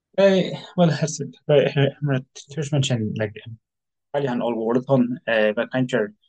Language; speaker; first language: Irish; non-native, local second language; English